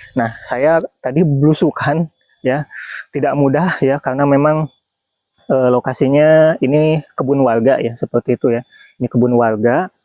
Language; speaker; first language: Indonesian; non-native, local second language; Sundanese